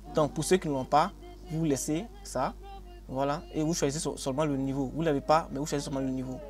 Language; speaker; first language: French; non-native, local second language; Akan